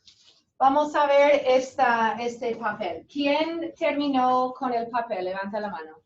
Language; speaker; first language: Spanish; non-native, fluent; English